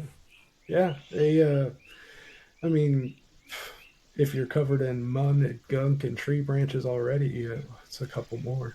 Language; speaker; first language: English; native; English